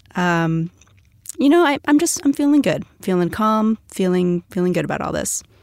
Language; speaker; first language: English; native; English